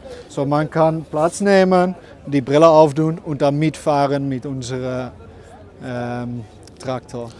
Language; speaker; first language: German; non-native, learner; Dutch